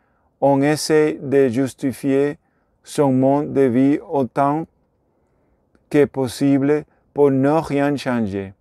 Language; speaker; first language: French; non-native, learner; Spanish